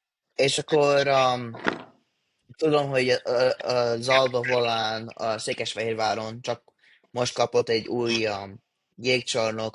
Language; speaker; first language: Hungarian; early bilingual, heritage; English